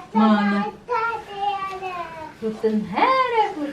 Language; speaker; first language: Swedish; non-native, learner; Indonesian